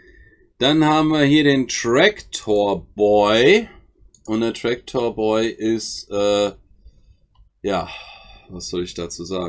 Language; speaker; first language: German; native; German